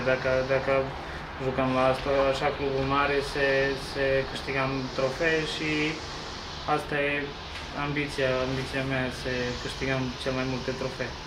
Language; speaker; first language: Romanian; non-native, learner; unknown